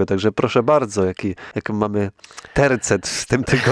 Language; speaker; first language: Polish; native; Polish